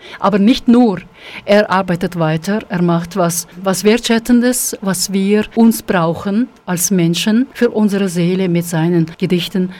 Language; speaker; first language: German; non-native, fluent; Russian